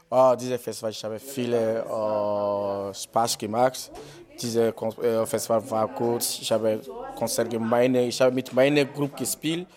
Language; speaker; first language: German; non-native, learner; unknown